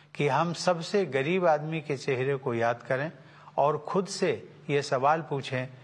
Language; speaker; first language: Hindi; native; Hindi